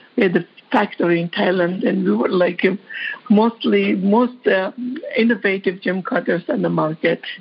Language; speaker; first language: English; non-native, fluent; Georgian